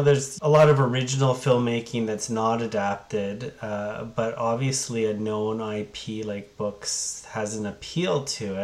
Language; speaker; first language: English; native; English